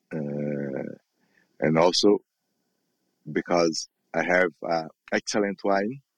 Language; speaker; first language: English; non-native, learner; Portuguese